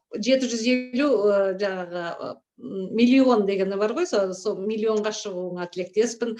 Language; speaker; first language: Kazakh; native; Kazakh